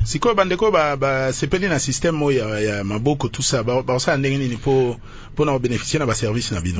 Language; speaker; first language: French; non-native, local second language; Lingala